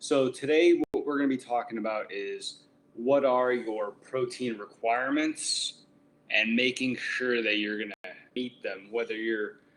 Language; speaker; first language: English; native; English